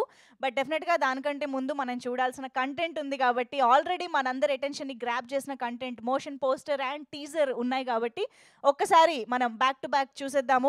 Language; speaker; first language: Telugu; native; Telugu